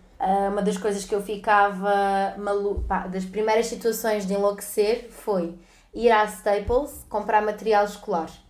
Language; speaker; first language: Portuguese; native; Portuguese